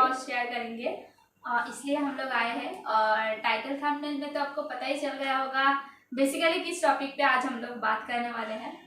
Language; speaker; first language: Hindi; non-native, local second language; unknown